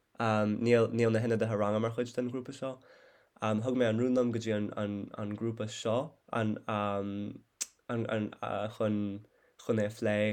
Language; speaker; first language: Irish; non-native, fluent; English